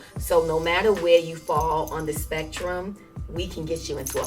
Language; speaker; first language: English; native; English